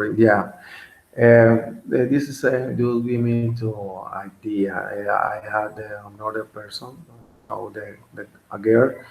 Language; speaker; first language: English; non-native, learner; Spanish